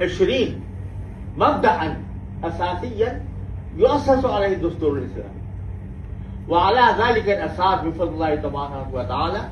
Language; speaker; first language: Arabic; non-native, fluent; Urdu